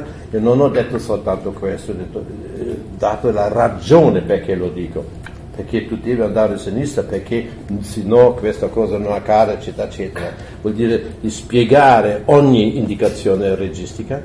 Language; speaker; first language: Italian; non-native, fluent; German